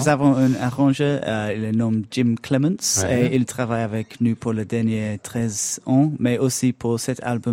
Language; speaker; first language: French; non-native, learner; English